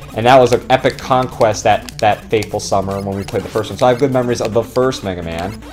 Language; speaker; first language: English; native; English